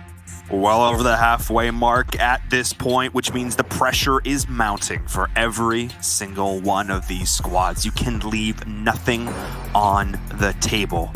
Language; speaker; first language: English; native; English